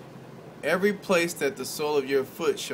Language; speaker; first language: English; native; English